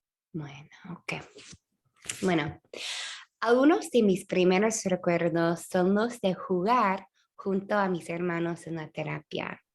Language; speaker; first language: Spanish; non-native, fluent; English